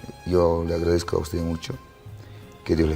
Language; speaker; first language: Spanish; non-native, local second language; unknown